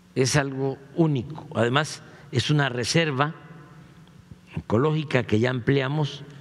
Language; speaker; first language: Spanish; native; Spanish